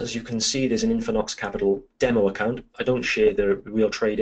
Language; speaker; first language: English; native; English